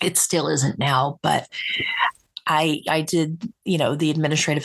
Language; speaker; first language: English; native; English